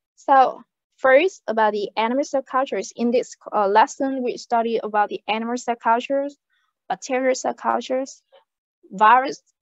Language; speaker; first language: English; non-native, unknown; Vietnamese